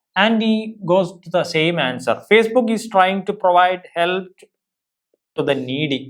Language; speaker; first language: English; non-native, local second language; Malayalam